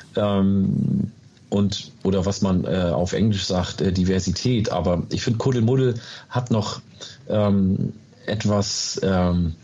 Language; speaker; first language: German; early bilingual, other home language; Oromo